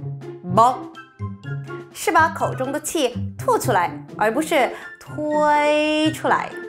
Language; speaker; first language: Chinese; non-native, fluent; Korean